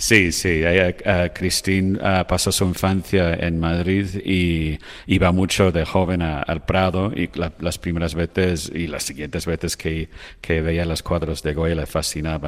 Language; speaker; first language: Spanish; non-native, fluent; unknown